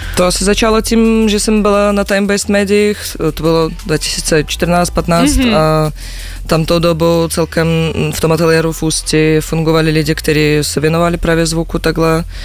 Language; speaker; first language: Czech; non-native, fluent; Russian